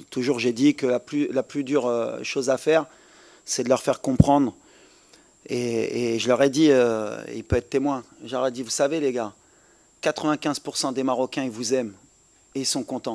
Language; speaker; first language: French; native; French